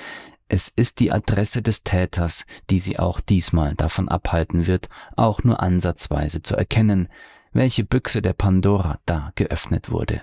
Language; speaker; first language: German; native; German